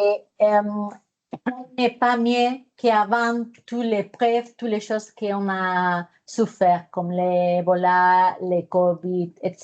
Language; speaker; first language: French; non-native, fluent; Spanish